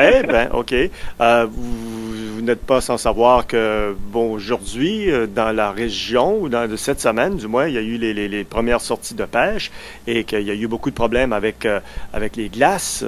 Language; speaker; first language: French; native; French